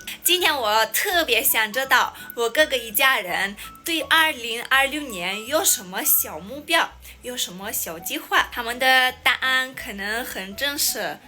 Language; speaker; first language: Chinese; non-native, fluent; Armenian